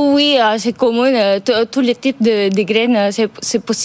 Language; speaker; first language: French; non-native, fluent; Filipino